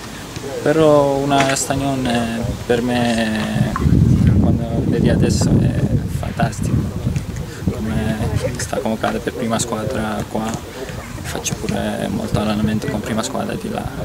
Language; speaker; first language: Italian; non-native, learner; Estonian